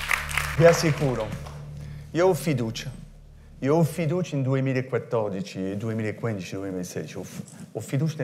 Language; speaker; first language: Italian; non-native, fluent; French